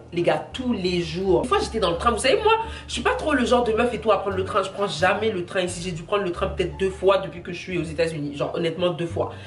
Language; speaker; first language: French; native; French